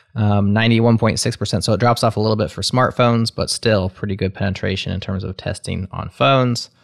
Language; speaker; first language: English; native; English